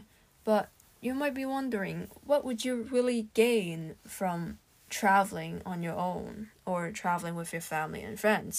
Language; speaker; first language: English; non-native, local second language; Cantonese